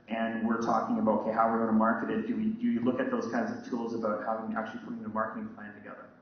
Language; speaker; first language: English; native; English